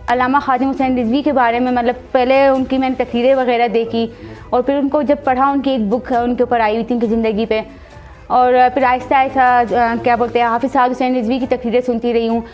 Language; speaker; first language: Urdu; non-native, local second language; Punjabi